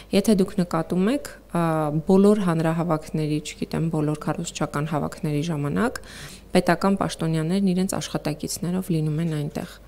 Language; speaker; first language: Armenian; native; Armenian